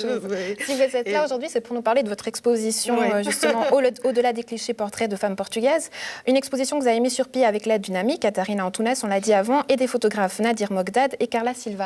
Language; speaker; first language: French; native; French